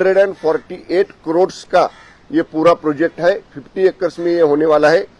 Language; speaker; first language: Hindi; non-native, local second language; Marathi